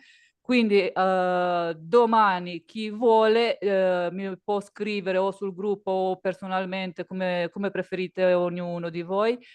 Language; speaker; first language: Italian; native; Italian